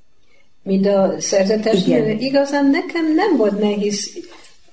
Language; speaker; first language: Hungarian; non-native, learner; Polish